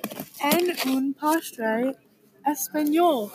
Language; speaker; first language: Spanish; non-native, learner; English